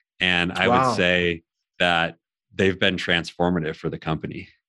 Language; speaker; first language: English; native; English